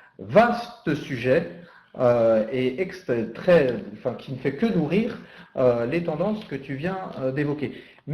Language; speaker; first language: French; native; French